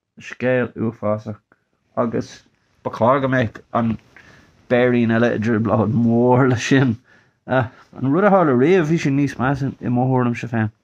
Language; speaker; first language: Irish; non-native, local second language; English